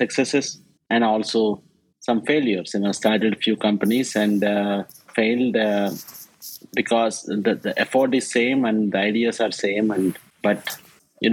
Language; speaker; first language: English; non-native, local second language; Telugu